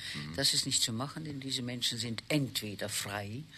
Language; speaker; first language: German; native; German